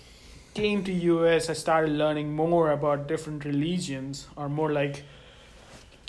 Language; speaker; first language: English; non-native, local second language; Telugu